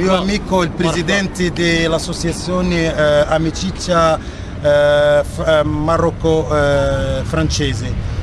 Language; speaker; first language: Italian; non-native, fluent; Arabic